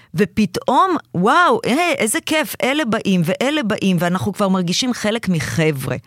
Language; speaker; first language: Hebrew; early bilingual, other home language; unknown